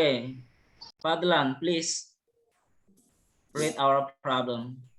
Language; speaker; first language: English; non-native, learner; Indonesian